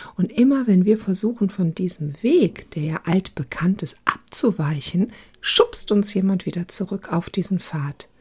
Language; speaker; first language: German; early bilingual, other home language; Croatian